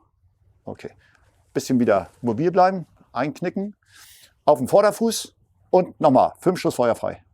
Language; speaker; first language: German; native; German